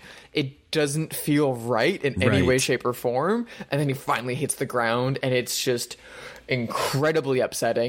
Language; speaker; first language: English; native; English